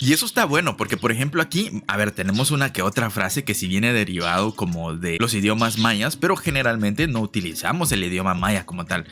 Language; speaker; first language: Spanish; native; Spanish